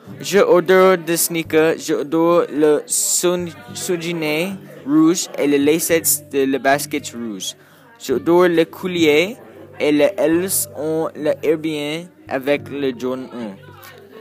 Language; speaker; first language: French; non-native, learner; English